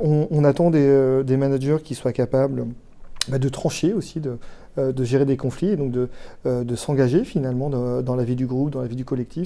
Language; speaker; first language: French; native; French